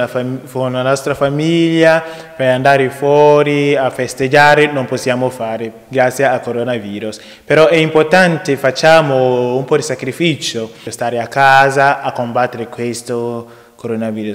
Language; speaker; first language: Italian; non-native, learner; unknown